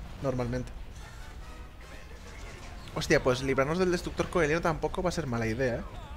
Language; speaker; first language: Spanish; native; Spanish